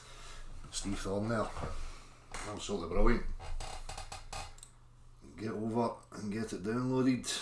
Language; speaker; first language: English; native; English